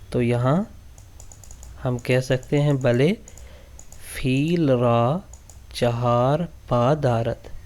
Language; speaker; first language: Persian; non-native, fluent; Urdu